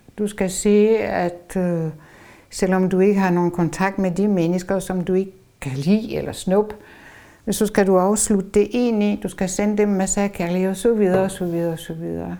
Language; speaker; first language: Danish; non-native, fluent; French